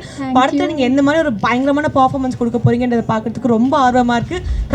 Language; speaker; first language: Tamil; native; Tamil